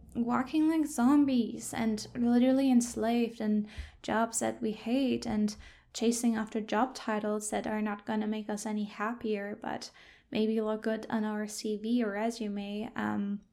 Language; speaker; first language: English; non-native, fluent; German